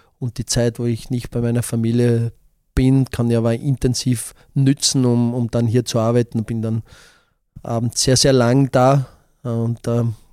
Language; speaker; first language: German; native; German